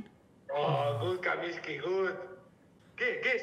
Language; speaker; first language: German; non-native, learner; Spanish